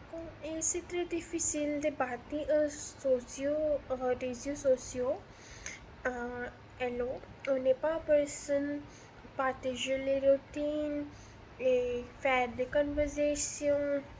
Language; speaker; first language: French; non-native, learner; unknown